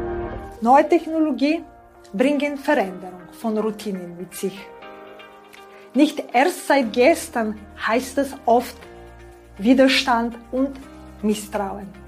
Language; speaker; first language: German; non-native, fluent; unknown